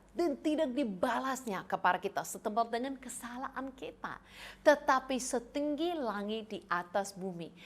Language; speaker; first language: Indonesian; non-native, fluent; English